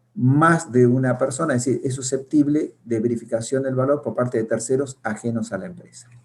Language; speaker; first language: Spanish; native; Spanish